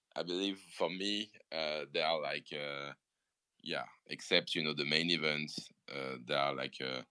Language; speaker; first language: English; non-native, fluent; French